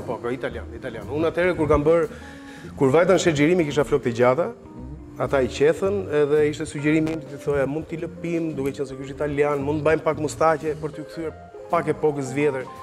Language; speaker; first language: Albanian; native; Albanian